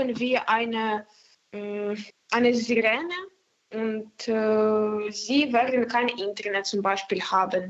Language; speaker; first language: German; non-native, learner; Ukrainian